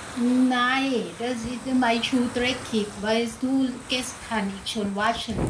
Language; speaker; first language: German; non-native, learner; Thai